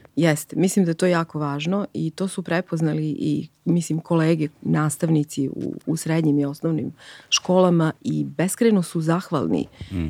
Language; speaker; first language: Serbian; native; Serbian